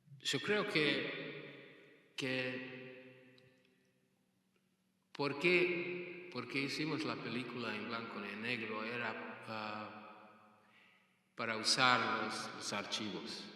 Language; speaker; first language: Spanish; non-native, fluent; Hungarian